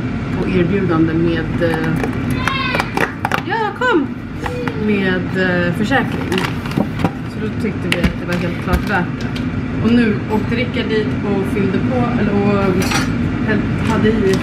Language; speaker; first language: Swedish; native; Swedish